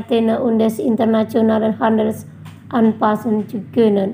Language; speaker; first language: German; non-native, fluent; Indonesian